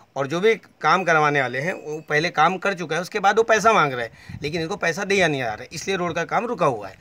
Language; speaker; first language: Hindi; native; Hindi